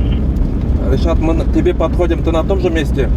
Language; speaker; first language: Russian; native; Russian